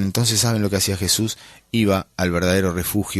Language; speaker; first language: Spanish; native; Spanish